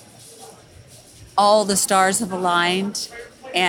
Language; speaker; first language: English; native; English